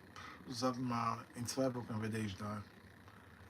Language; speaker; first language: German; non-native, learner; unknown